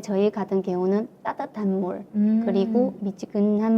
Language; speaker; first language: Korean; non-native, fluent; Chinese